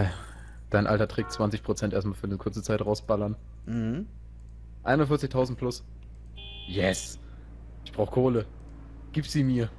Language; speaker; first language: German; native; German